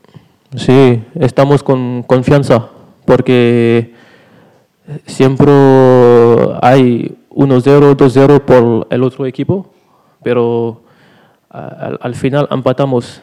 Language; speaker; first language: Spanish; non-native, learner; French